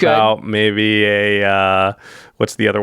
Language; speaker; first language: English; native; English